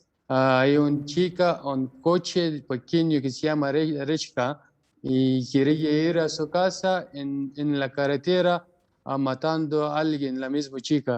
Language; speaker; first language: Spanish; non-native, learner; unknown